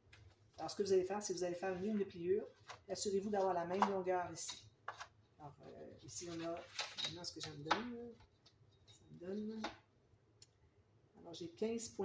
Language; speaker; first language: French; native; French